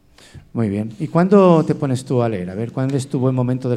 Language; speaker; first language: Spanish; native; Spanish